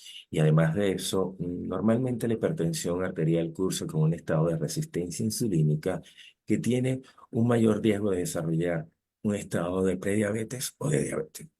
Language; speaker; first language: Spanish; native; Spanish